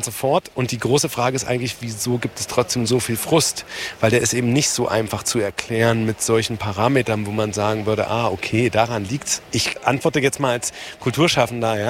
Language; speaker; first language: German; native; German